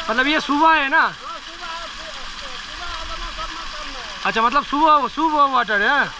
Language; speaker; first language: Hindi; non-native, local second language; Bangla